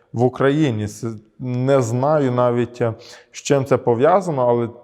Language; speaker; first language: Ukrainian; early bilingual, heritage; Ukrainian